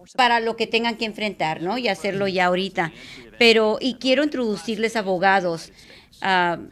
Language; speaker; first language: Spanish; native; Spanish